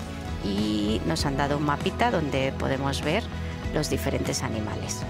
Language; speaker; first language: Spanish; native; Spanish